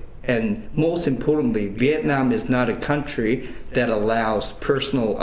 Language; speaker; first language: English; non-native, fluent; Korean